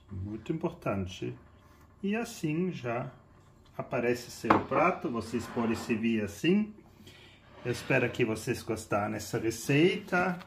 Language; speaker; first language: Portuguese; non-native, fluent; German